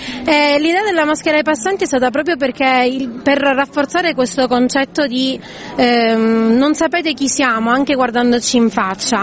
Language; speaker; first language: Italian; native; Italian